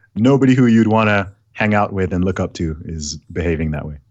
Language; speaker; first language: English; early bilingual, other home language; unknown